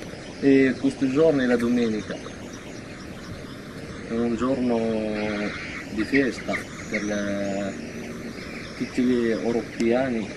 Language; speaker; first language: Italian; non-native, learner; Arabic